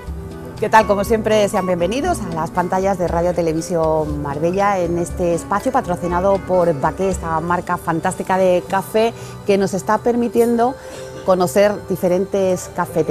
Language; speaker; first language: Spanish; native; Spanish